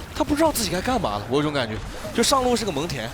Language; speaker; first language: Chinese; native; Chinese